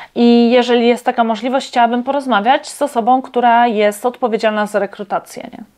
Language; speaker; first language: Polish; non-native, fluent; Latvian